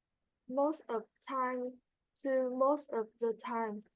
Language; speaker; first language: English; non-native, learner; Vietnamese